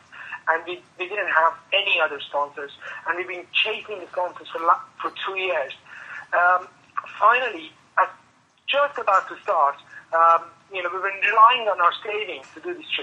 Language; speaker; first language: English; non-native, fluent; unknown